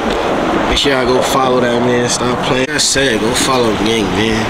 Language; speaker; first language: English; native; English